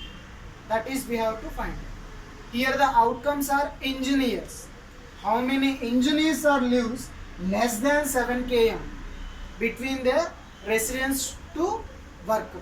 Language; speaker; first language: English; non-native, local second language; Telugu